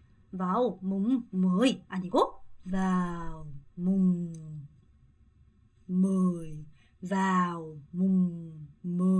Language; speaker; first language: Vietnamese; non-native, fluent; Korean